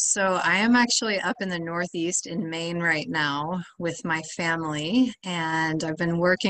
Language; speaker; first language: English; native; English